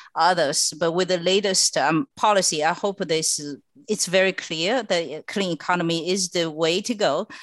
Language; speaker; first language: English; non-native, fluent; Chinese